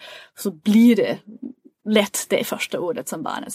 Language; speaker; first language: Swedish; non-native, fluent; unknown